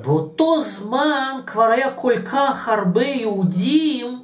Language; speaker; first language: Hebrew; non-native, fluent; Russian